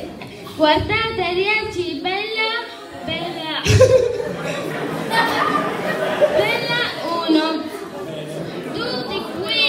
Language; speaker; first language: Italian; non-native, learner; Arabic